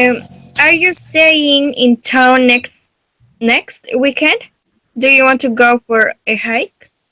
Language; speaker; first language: English; non-native, learner; Spanish